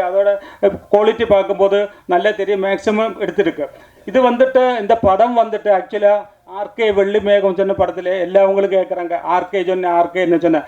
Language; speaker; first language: Tamil; non-native, learner; Malayalam